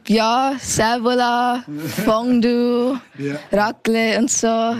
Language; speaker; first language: German; early bilingual, heritage; German